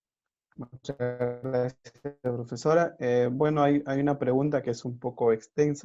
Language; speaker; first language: Spanish; native; Spanish